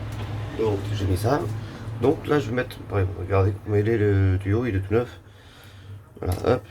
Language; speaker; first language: French; native; French